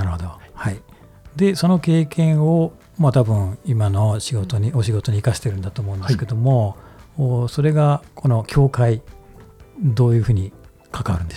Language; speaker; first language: Japanese; native; Japanese